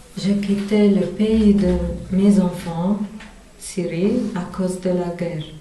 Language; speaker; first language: French; non-native, learner; Arabic